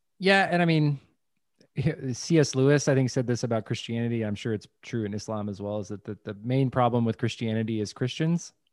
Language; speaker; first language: English; native; English